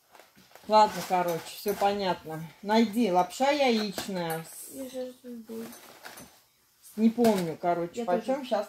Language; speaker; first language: Russian; native; Russian